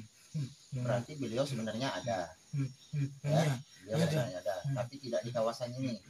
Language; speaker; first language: Indonesian; native; Indonesian